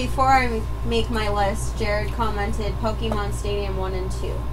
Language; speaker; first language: English; native; English